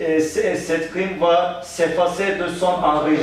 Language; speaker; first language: French; non-native, learner; Turkish